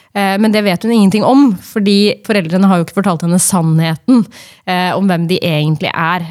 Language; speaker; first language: Norwegian; native; Norwegian